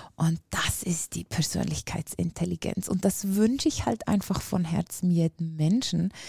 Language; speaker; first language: German; native; German